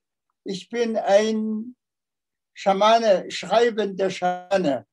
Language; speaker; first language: German; non-native, fluent; Tuvinian